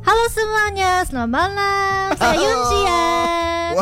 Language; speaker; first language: Indonesian; non-native, learner; Korean